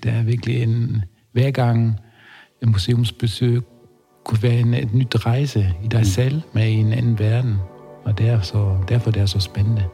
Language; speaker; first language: Danish; non-native, fluent; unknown